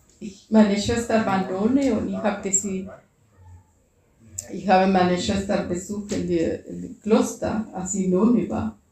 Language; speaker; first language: German; non-native, fluent; Spanish